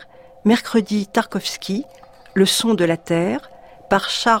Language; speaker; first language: French; native; French